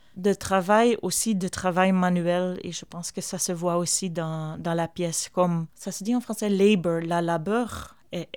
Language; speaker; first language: French; non-native, fluent; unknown